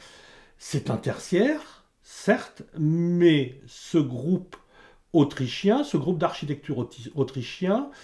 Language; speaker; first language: French; native; French